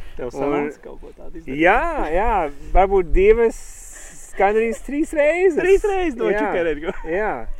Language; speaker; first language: Latvian; early bilingual, heritage; Latvian